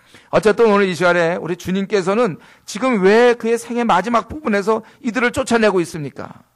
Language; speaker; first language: Korean; native; Korean